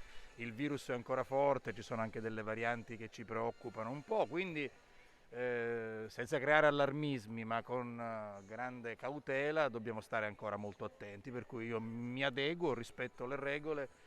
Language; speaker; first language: Italian; native; Italian